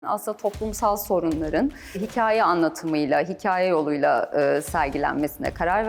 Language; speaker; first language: Turkish; native; Turkish